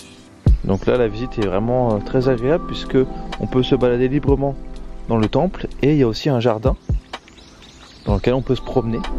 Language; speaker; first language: French; native; French